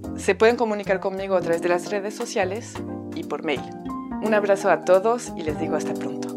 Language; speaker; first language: Spanish; non-native, fluent; French